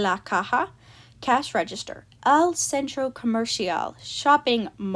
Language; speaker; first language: Spanish; non-native, learner; English